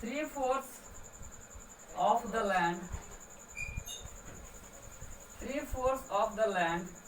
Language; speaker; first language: English; non-native, local second language; Hindi